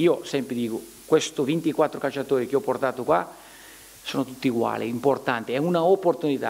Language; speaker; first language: Italian; non-native, fluent; Portuguese